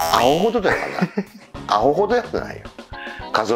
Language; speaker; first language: Japanese; native; Japanese